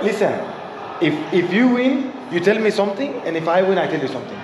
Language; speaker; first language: English; non-native, fluent; Swedish